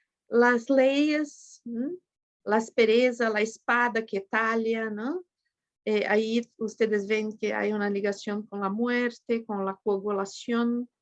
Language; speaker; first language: Spanish; non-native, fluent; Portuguese